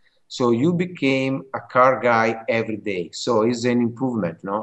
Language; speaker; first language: English; non-native, fluent; Italian